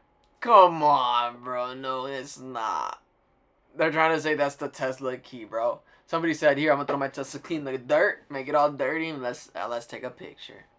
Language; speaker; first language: English; native; English